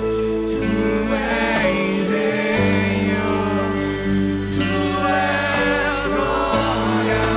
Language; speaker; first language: Italian; non-native, fluent; Portuguese